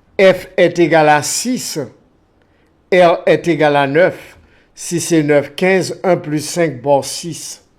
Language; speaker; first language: French; non-native, local second language; Haitian Creole